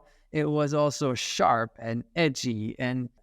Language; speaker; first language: English; non-native, fluent; German